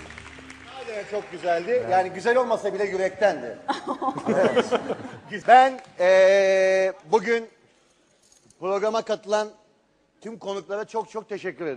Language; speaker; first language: Turkish; native; Turkish